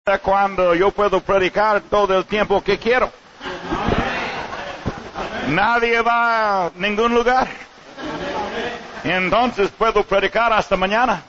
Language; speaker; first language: Spanish; non-native, learner; English